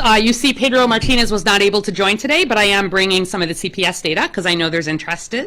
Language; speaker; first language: English; native; English